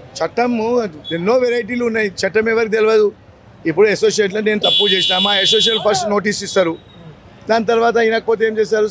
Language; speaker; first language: Telugu; non-native, local second language; Gujarati